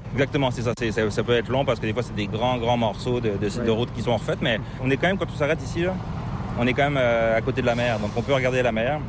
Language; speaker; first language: French; native; French